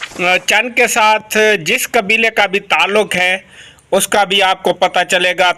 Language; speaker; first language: Urdu; non-native, local second language; Punjabi